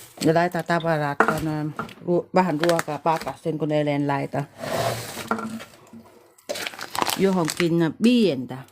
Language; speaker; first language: Finnish; non-native, learner; Vietnamese